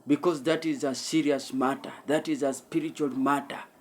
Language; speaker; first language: English; non-native, local second language; Swahili